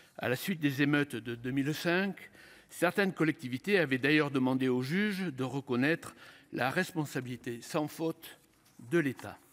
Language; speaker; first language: French; native; French